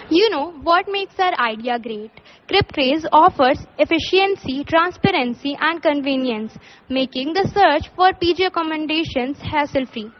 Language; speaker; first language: English; non-native, local second language; Hindi